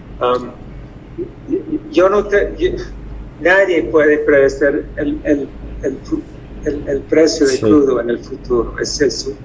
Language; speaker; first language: Spanish; non-native, fluent; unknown